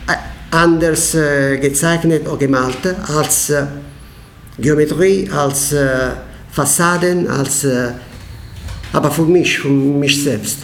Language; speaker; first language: German; non-native, learner; Italian